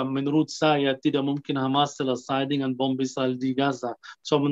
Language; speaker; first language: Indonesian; non-native, fluent; Arabic